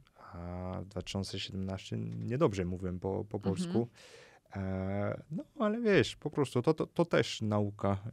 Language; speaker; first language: Polish; non-native, fluent; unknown